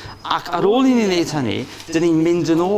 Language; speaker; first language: Welsh; non-native, fluent; English